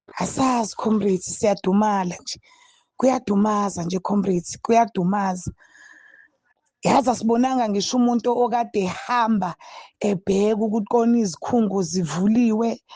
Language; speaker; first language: Zulu; native; Zulu